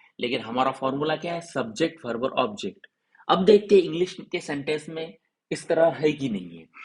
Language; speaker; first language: Hindi; non-native, local second language; Marathi